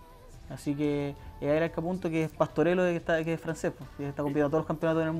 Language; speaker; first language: Spanish; native; Spanish